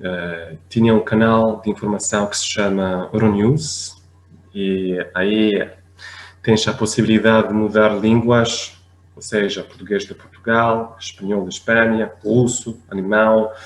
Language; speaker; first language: Portuguese; non-native, fluent; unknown